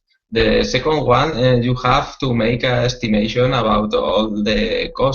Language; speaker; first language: English; non-native, learner; Spanish